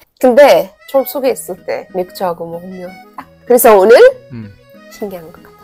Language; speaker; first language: Korean; non-native, fluent; Arabic